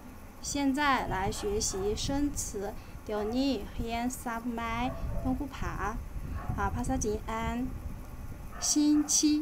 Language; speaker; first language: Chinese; non-native, fluent; Lao